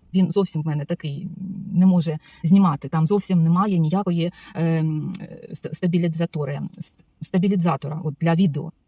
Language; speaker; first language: Ukrainian; non-native, local second language; Russian